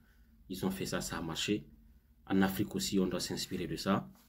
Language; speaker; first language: French; non-native, local second language; Hausa